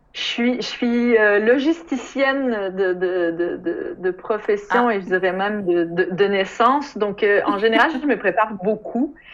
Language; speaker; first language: French; native; French